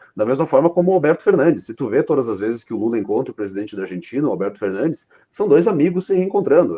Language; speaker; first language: Portuguese; native; Portuguese